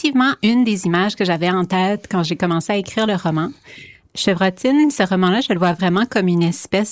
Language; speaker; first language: French; native; French